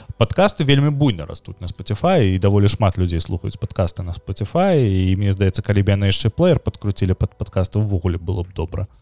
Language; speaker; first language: Belarusian; non-native, local second language; Russian